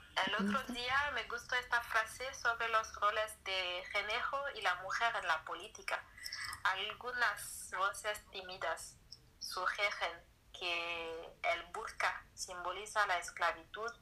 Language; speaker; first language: Spanish; non-native, learner; French